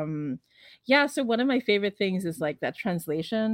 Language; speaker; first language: English; non-native, local second language; Filipino